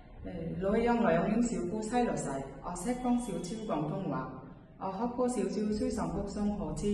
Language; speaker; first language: Cantonese; non-native, learner; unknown